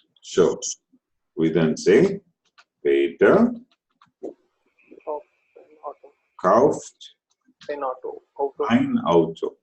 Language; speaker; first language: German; non-native, fluent; Telugu